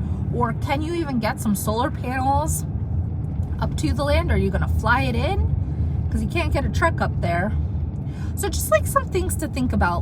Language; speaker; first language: English; native; English